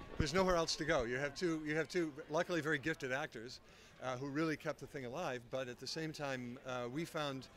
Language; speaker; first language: English; native; English